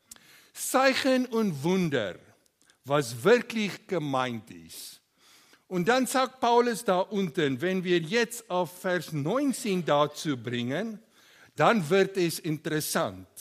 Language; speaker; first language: German; non-native, learner; Afrikaans